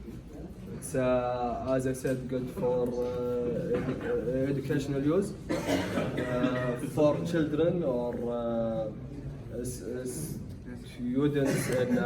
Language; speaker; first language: English; non-native, learner; Arabic